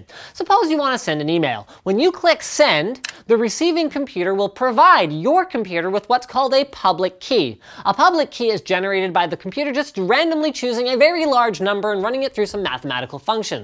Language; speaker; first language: English; native; English